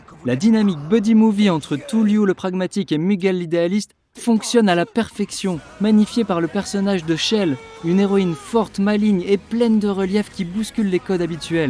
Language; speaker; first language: French; native; French